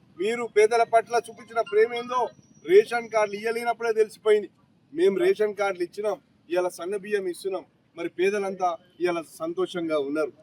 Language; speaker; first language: Telugu; native; Telugu